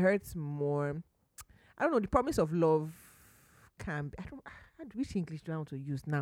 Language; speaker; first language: English; non-native, local second language; Yoruba